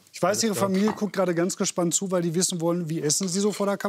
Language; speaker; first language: German; native; German